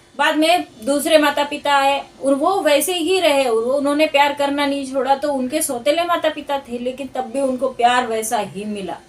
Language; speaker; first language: Hindi; non-native, local second language; Marathi